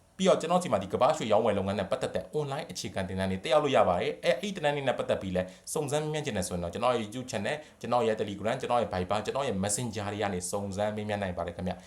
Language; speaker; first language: Burmese; native; Burmese